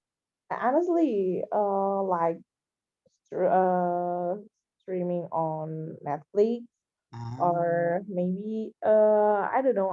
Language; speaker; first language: English; non-native, learner; Indonesian